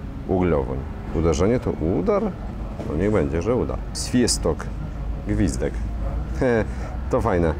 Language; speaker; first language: Polish; native; Polish